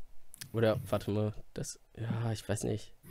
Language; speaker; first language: German; native; German